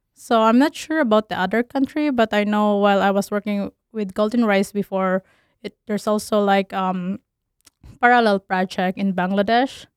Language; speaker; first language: English; non-native, local second language; Cebuano